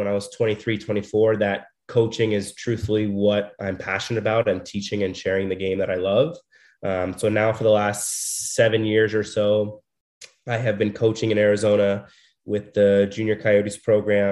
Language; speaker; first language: English; native; English